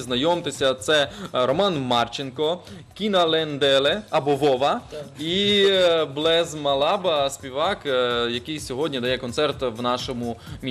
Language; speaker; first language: Ukrainian; native; Ukrainian